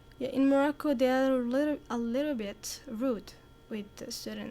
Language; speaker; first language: English; non-native, learner; Arabic